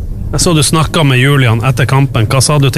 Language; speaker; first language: Norwegian; native; Norwegian